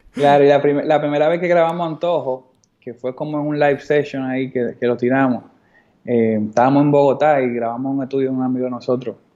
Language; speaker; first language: Spanish; native; Spanish